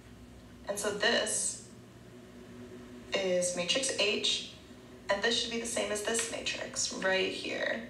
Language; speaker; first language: English; native; English